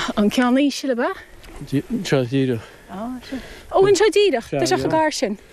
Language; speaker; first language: Irish; native; Irish